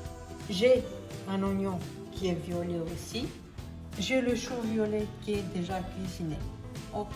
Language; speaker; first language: French; non-native, fluent; Romanian